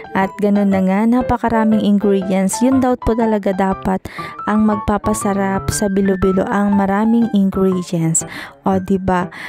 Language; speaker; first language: Filipino; non-native, local second language; Iloko